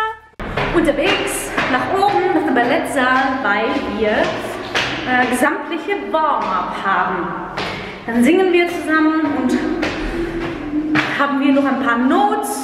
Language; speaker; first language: German; non-native, fluent; Dutch